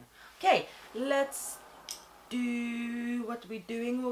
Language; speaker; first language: English; non-native, fluent; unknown